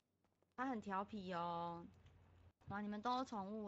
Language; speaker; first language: Chinese; native; Chinese